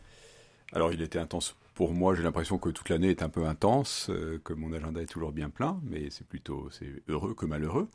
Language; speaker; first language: French; native; French